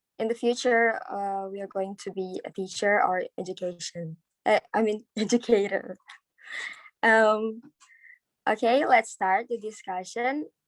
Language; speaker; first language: English; non-native, learner; Indonesian